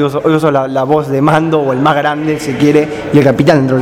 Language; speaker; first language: Spanish; native; Spanish